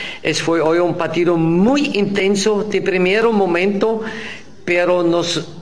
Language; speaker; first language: Spanish; non-native, fluent; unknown